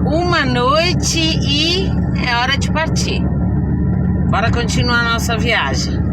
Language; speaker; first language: Portuguese; native; Portuguese